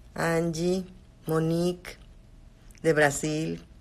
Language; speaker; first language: Spanish; native; Spanish